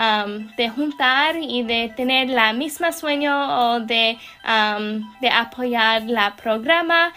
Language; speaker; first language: Spanish; non-native, learner; English